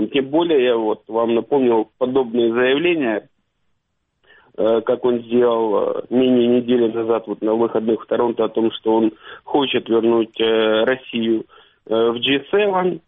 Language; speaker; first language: Russian; native; Russian